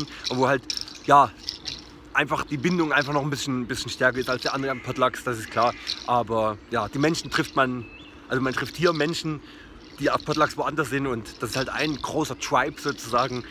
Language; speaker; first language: German; native; German